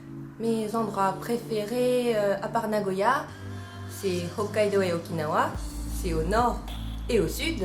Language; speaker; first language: French; non-native, fluent; Japanese